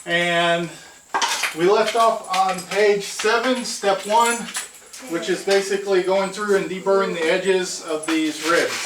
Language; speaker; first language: English; native; English